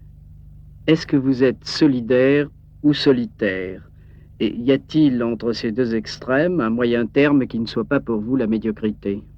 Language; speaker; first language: French; native; French